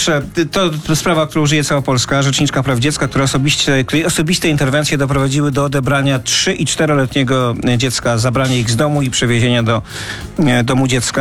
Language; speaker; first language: Polish; native; Polish